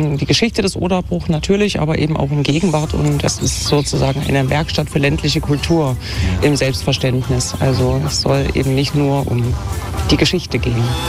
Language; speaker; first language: German; native; German